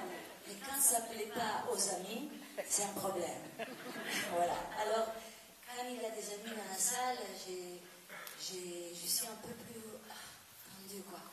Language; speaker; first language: French; non-native, fluent; Italian